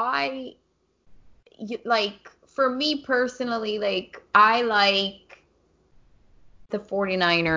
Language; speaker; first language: English; native; English